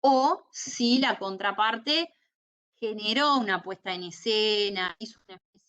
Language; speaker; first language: Spanish; native; Spanish